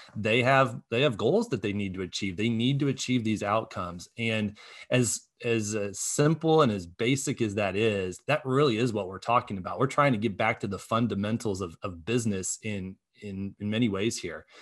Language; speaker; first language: English; native; English